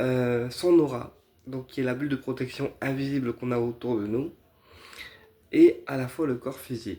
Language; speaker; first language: French; native; French